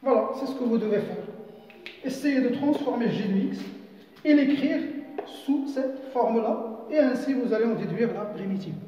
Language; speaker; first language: French; non-native, local second language; Arabic